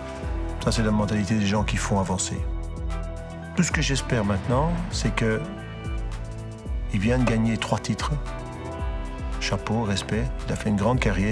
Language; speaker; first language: French; native; French